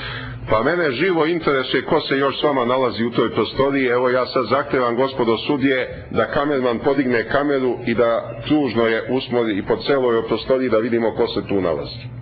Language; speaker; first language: Bosnian; native; Bosnian